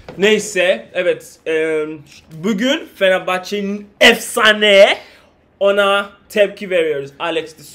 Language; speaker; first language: Turkish; non-native, learner; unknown